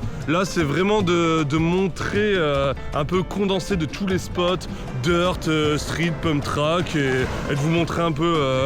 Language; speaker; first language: French; native; French